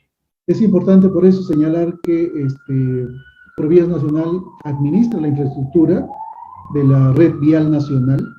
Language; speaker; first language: Spanish; native; Spanish